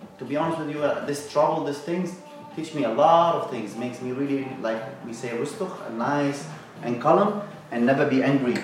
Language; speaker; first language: English; non-native, fluent; Arabic